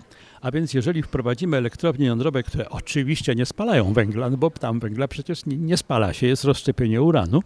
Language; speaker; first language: Polish; native; Polish